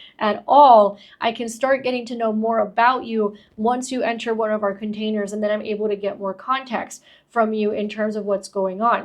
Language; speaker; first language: English; native; English